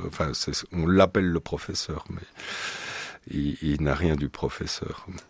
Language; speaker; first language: French; native; French